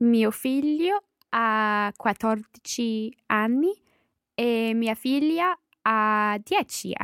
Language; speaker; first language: Italian; non-native, learner; English